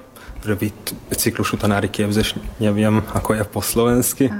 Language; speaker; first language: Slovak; non-native, local second language; Hungarian